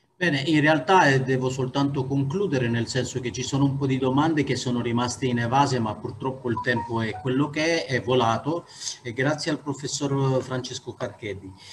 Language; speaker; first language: Italian; native; Italian